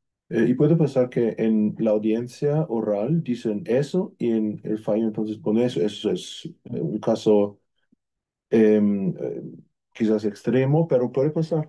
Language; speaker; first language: Spanish; non-native, fluent; German